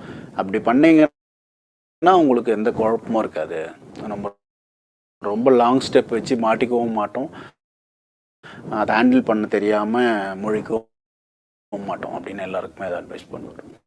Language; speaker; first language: Tamil; native; Tamil